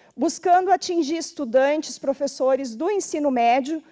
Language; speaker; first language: Portuguese; native; Portuguese